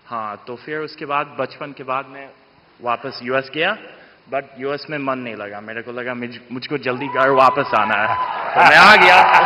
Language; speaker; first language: Hindi; non-native, fluent; English